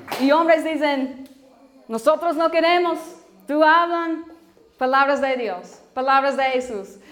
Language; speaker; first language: Spanish; non-native, learner; English